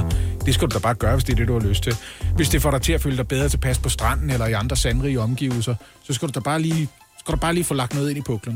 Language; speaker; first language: Danish; native; Danish